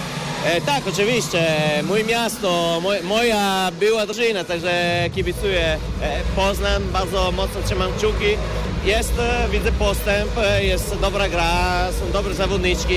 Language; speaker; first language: Polish; non-native, fluent; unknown